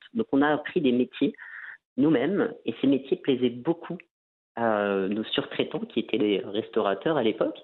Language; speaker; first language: French; non-native, local second language; Arabic